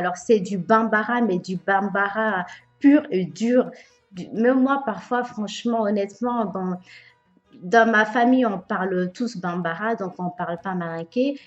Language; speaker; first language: French; early bilingual, other home language; Bambara